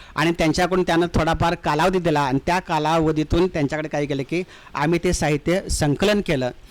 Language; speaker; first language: Marathi; native; Marathi